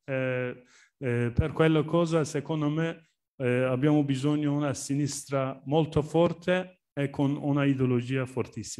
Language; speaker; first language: Italian; non-native, learner; Turkish